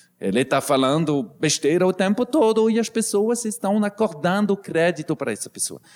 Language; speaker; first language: Portuguese; non-native, fluent; French